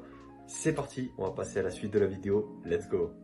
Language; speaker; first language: French; native; French